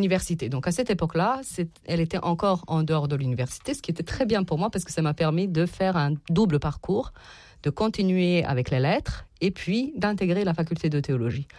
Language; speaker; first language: French; non-native, fluent; Serbian